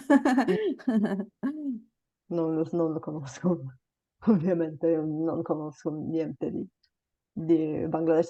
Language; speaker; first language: Italian; non-native, fluent; Bulgarian